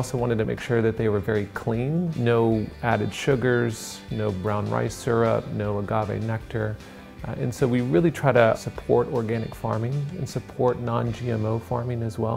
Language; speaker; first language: English; native; English